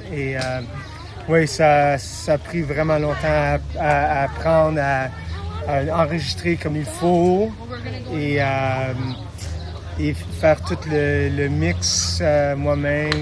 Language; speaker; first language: French; non-native, local second language; English